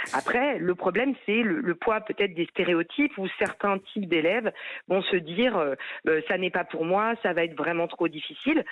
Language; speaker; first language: French; native; French